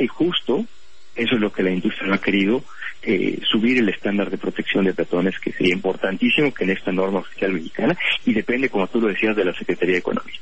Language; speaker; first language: Spanish; native; Spanish